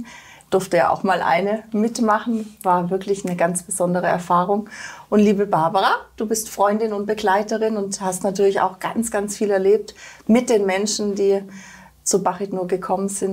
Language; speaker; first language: German; native; German